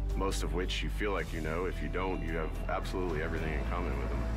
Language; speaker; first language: English; native; English